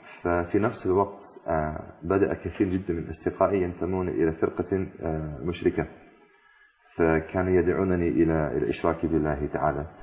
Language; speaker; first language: Arabic; non-native, fluent; English